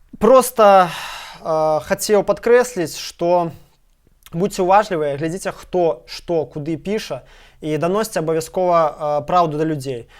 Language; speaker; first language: Belarusian; non-native, local second language; Russian